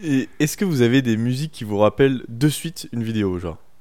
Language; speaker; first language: French; native; French